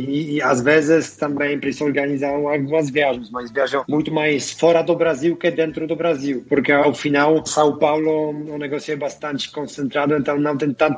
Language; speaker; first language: Portuguese; non-native, fluent; Polish